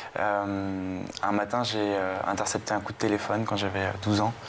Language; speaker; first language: French; native; French